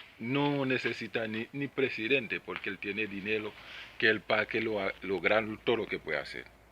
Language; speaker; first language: Spanish; non-native, learner; Haitian Creole